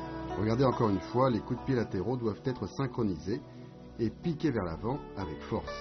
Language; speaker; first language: French; non-native, fluent; Chinese